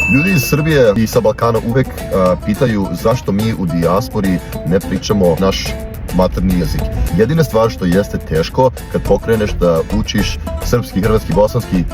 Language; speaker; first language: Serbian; early bilingual, heritage; English